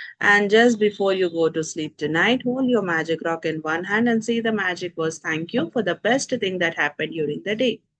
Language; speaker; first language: English; non-native, local second language; Telugu